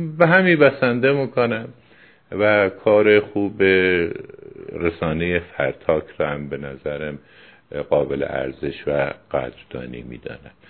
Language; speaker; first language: Persian; non-native, local second language; Kurdish